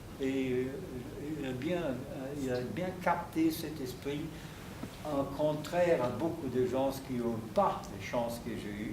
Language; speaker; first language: French; non-native, fluent; German